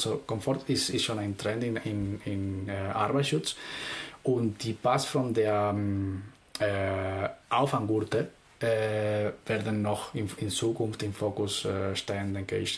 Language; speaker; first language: German; non-native, fluent; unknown